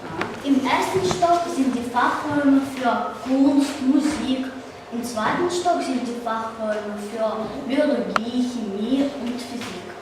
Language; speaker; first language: German; non-native, learner; Russian